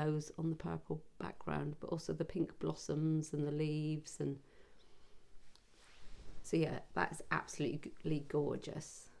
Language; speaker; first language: English; native; English